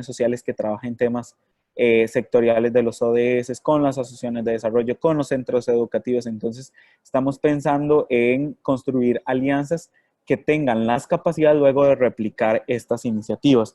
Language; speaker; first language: Spanish; native; Spanish